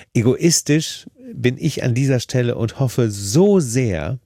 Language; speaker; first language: German; native; German